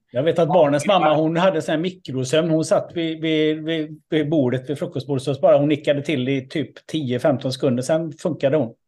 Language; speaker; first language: Swedish; native; Swedish